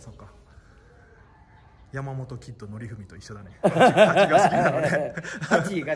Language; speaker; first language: Japanese; native; Japanese